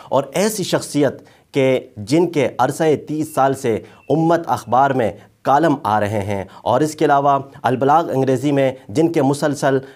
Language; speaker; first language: Urdu; native; Urdu